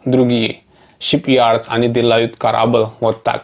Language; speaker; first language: Russian; non-native, learner; Javanese